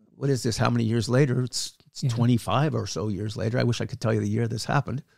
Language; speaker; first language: English; native; English